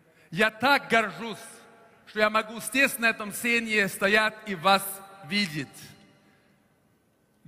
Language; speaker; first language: Russian; non-native, fluent; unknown